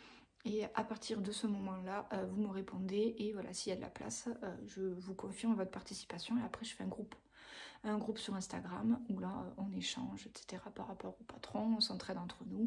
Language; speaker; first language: French; native; French